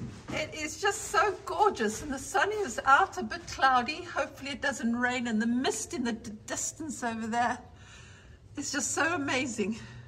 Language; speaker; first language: English; native; English